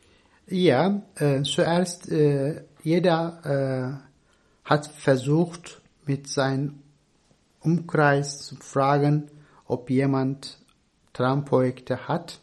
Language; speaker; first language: German; non-native, fluent; Turkish